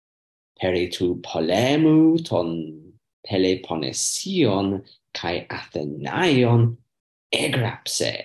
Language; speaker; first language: Greek; non-native, learner; English